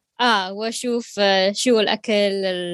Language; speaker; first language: Arabic; non-native, learner; English